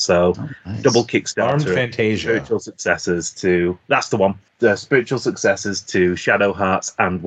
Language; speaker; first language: English; native; English